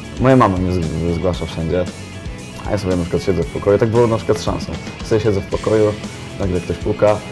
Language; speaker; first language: Polish; native; Polish